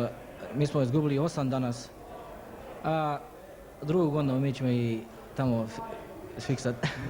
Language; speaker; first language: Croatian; early bilingual, heritage; Croatian